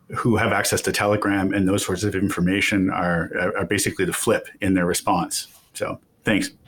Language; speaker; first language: English; native; English